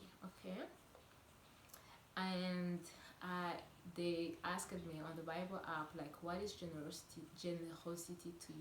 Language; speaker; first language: English; non-native, local second language; Kinyarwanda